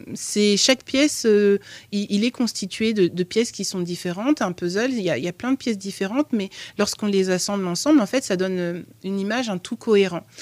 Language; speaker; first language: French; native; French